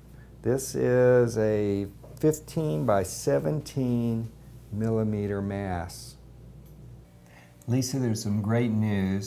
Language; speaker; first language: English; native; English